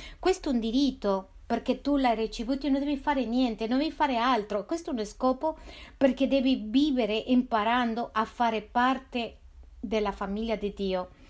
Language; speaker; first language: Italian; non-native, fluent; Spanish